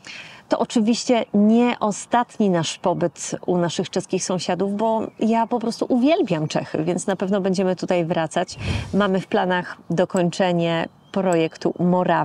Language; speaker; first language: Polish; native; Polish